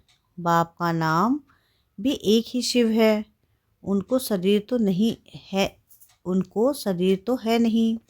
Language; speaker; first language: Hindi; native; Hindi